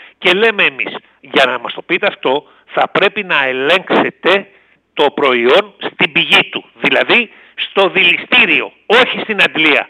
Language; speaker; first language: Greek; native; Greek